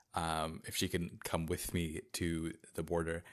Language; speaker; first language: English; native; English